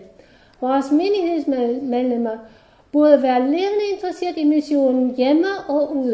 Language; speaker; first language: Danish; non-native, fluent; German